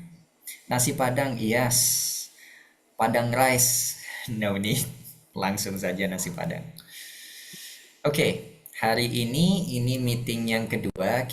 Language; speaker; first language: Indonesian; native; Indonesian